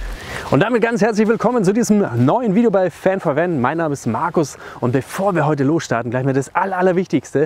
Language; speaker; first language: German; native; German